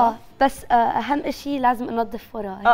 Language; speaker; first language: Arabic; early bilingual, heritage; Arabic